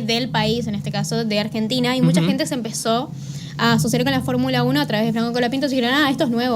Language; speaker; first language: Spanish; native; Spanish